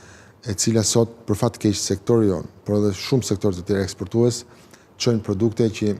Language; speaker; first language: Albanian; native; Albanian